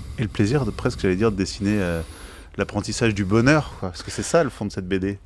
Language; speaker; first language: French; native; French